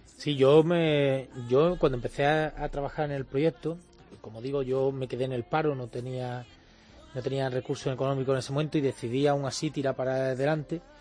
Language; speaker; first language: Spanish; native; Spanish